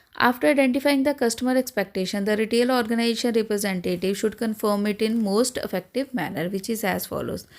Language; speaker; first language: English; non-native, local second language; Punjabi